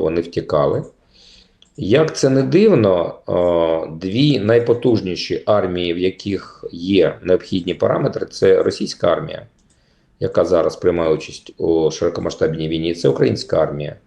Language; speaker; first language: Ukrainian; native; Ukrainian